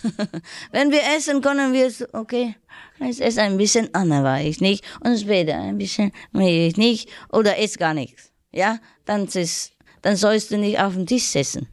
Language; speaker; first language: German; non-native, learner; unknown